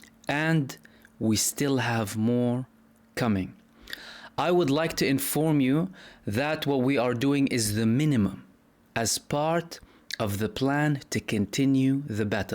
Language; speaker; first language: English; non-native, fluent; Arabic